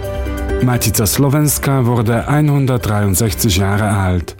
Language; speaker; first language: German; non-native, fluent; Slovak